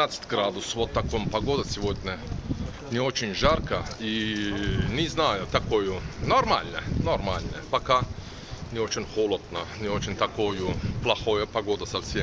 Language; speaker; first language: Russian; non-native, learner; Turkish